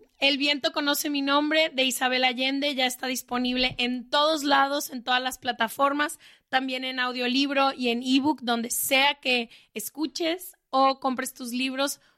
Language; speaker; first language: Spanish; native; Spanish